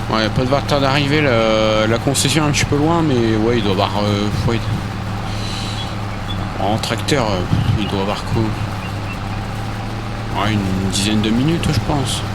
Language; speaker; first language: French; native; French